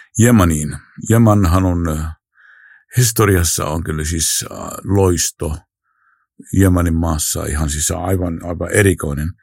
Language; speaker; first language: Finnish; non-native, fluent; Arabic